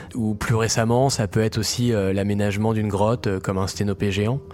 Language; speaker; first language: French; native; French